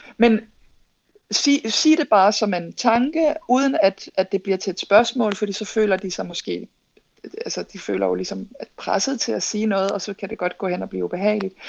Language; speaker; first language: Danish; native; Danish